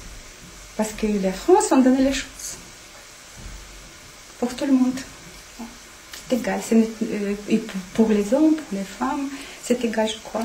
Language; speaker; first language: French; non-native, fluent; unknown